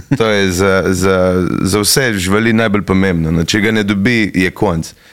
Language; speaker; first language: Slovenian; native; Slovenian